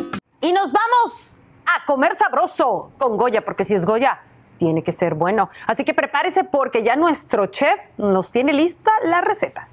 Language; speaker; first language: Spanish; native; Spanish